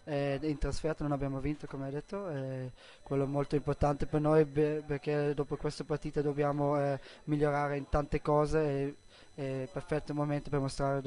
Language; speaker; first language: Italian; non-native, learner; German